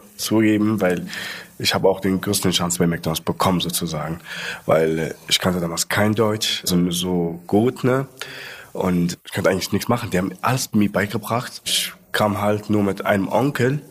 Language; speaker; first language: German; non-native, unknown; Arabic